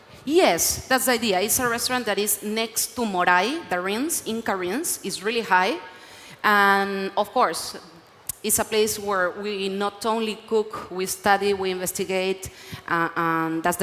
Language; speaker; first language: English; non-native, learner; Spanish